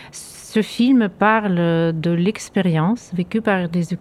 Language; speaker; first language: French; non-native, fluent; Ukrainian